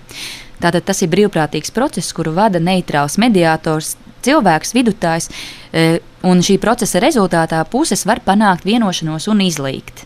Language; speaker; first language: Latvian; native; Latvian